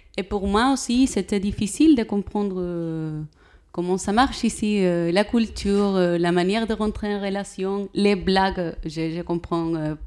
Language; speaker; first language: French; non-native, learner; Spanish